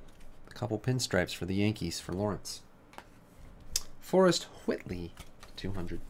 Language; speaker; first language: English; native; English